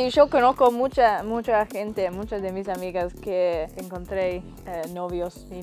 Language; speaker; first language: Spanish; non-native, learner; English